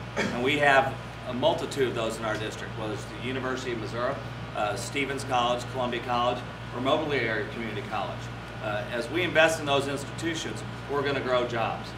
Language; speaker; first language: English; native; English